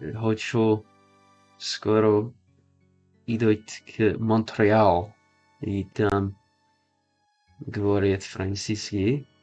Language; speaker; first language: Russian; non-native, learner; English